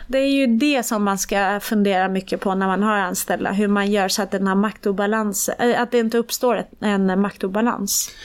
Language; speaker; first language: Swedish; early bilingual, other home language; Persian